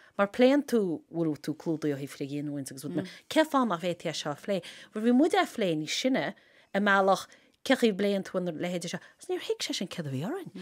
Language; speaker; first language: Irish; native; Irish